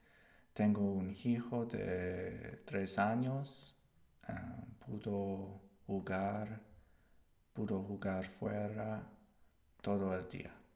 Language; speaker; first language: Spanish; non-native, learner; English